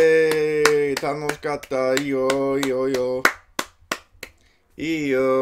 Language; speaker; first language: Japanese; non-native, learner; English